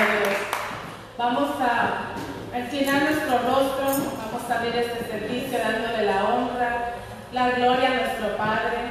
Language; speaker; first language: Spanish; native; Spanish